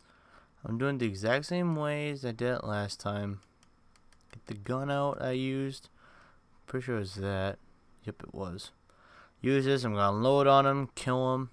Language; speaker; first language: English; native; English